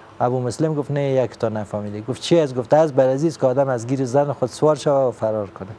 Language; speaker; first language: Persian; native; Persian